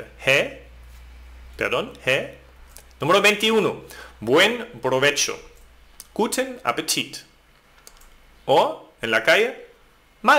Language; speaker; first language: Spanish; non-native, fluent; German